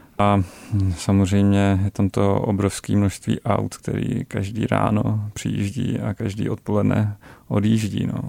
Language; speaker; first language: Czech; native; Czech